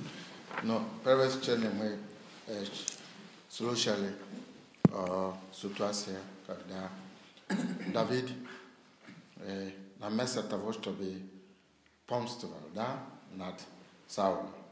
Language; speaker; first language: Ukrainian; non-native, learner; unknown